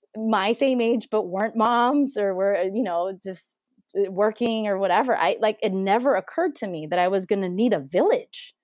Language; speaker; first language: English; non-native, fluent; Spanish